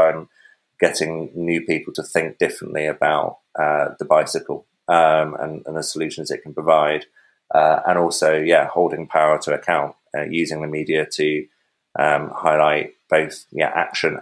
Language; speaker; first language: English; native; English